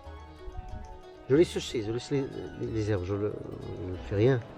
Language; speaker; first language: French; non-native, learner; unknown